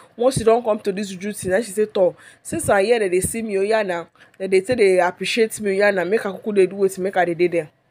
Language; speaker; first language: Nigerian Pidgin; non-native, local second language; Yoruba